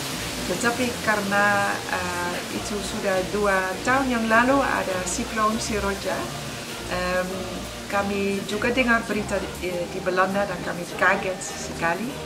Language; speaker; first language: Indonesian; non-native, fluent; Dutch